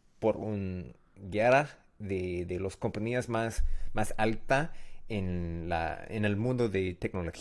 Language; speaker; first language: Spanish; non-native, learner; English